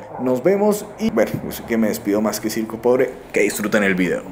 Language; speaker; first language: Spanish; native; Spanish